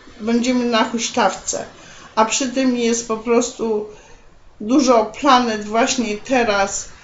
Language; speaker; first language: Polish; native; Polish